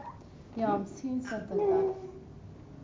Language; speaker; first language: Dutch; non-native, learner; Arabic